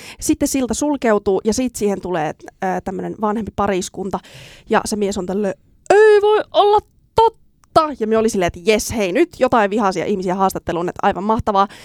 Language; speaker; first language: Finnish; native; Finnish